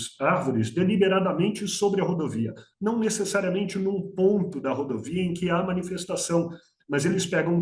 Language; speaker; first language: Portuguese; native; Portuguese